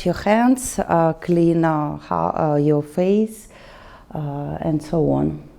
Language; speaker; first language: English; non-native, learner; Russian